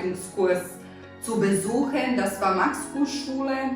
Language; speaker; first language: German; non-native, fluent; Serbian